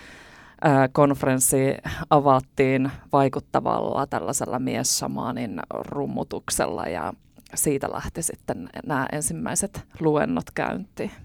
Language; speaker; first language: Finnish; native; Finnish